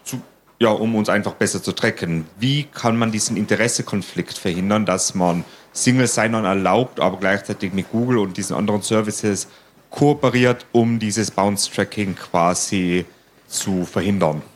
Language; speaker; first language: German; native; German